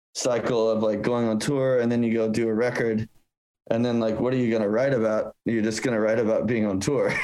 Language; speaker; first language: English; native; English